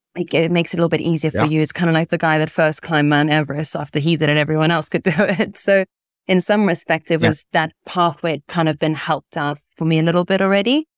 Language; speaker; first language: English; early bilingual, other home language; Italian